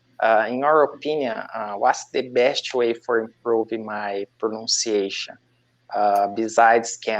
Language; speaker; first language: English; non-native, learner; Portuguese